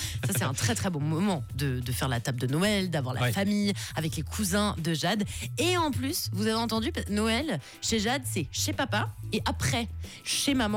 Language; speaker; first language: French; native; French